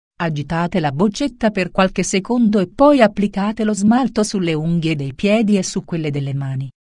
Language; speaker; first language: Italian; native; Italian